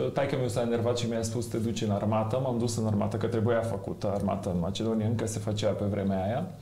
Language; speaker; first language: Romanian; non-native, fluent; Macedonian